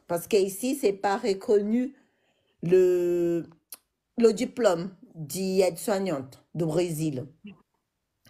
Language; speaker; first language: French; non-native, learner; Portuguese